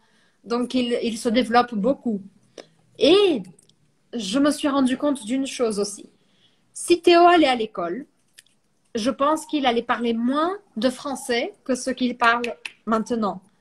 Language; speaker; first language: French; non-native, fluent; Portuguese